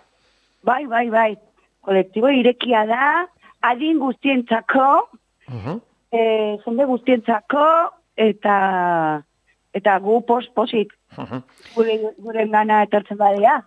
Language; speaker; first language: Basque; non-native, local second language; Spanish